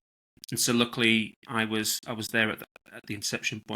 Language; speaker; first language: English; native; English